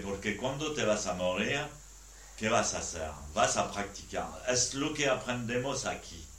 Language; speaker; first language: Spanish; non-native, learner; French